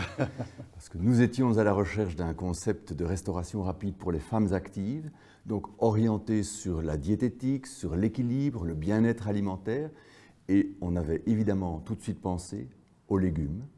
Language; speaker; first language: French; native; French